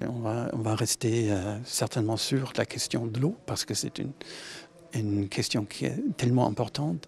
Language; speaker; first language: French; non-native, fluent; German